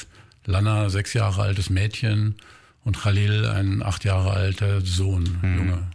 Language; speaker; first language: German; native; German